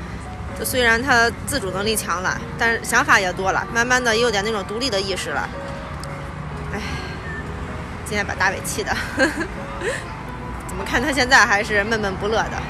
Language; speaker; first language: Chinese; native; Chinese